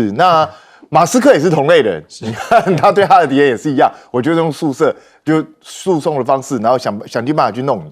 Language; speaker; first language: Chinese; native; Chinese